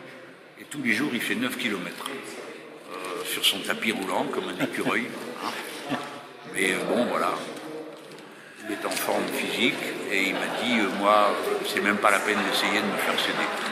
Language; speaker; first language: French; native; French